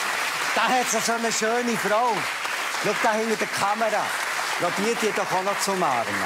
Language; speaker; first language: German; native; German